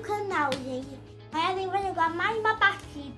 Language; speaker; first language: Portuguese; native; Portuguese